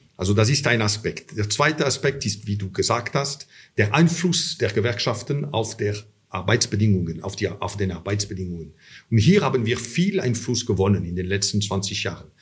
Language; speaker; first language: German; non-native, local second language; French